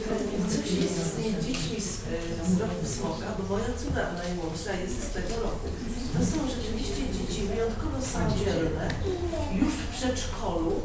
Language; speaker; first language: Polish; native; Polish